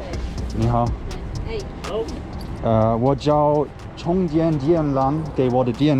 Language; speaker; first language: Chinese; non-native, learner; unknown